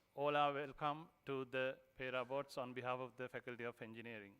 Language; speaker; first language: English; non-native, local second language; Sinhala